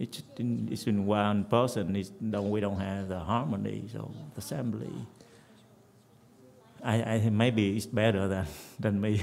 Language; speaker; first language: English; non-native, fluent; Vietnamese